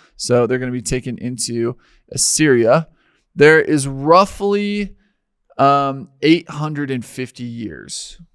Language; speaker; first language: English; native; English